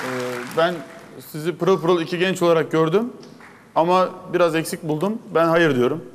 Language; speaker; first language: Turkish; native; Turkish